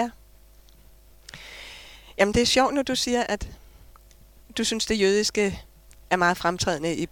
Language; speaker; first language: Danish; native; Danish